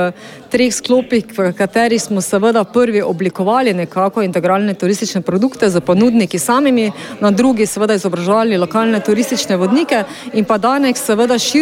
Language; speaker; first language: Slovenian; native; Slovenian